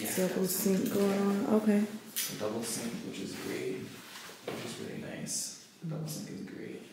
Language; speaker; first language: English; native; English